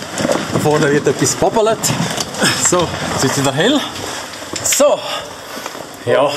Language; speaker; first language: German; native; German